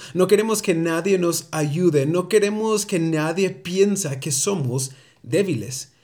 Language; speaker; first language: Spanish; early bilingual, heritage; Spanish